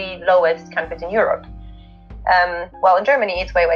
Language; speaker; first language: English; non-native, fluent; Polish